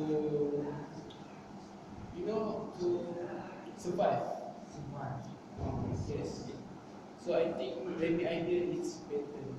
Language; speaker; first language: English; non-native, learner; Malay